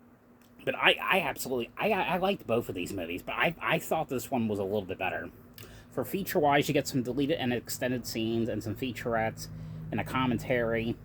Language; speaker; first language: English; native; English